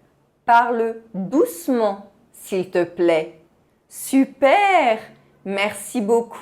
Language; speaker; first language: French; non-native, fluent; Portuguese